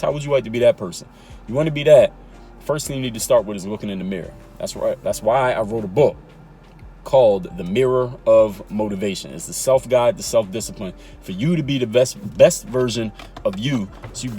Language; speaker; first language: English; native; English